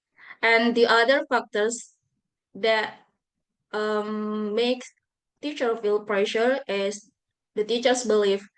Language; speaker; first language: English; non-native, fluent; Buginese